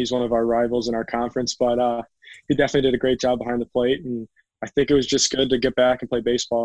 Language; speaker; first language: English; native; English